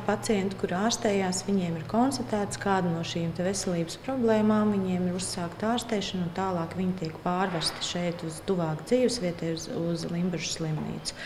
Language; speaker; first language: Latvian; native; Latvian